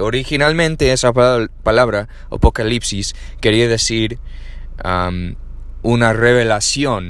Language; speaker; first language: Spanish; non-native, learner; English